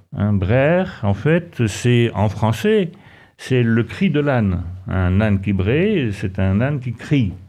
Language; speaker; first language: French; native; French